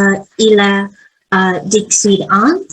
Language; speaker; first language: French; non-native, learner; Vietnamese